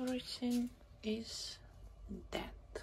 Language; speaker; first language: English; non-native, fluent; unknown